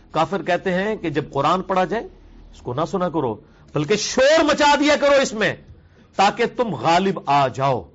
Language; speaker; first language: Urdu; non-native, local second language; Punjabi